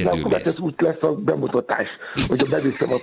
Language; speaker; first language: Hungarian; non-native, fluent; Yoruba